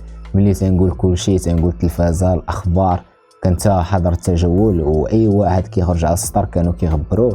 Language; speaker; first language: Arabic; native; Arabic